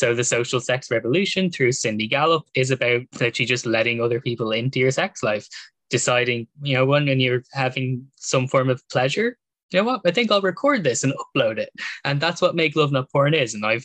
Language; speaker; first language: English; native; English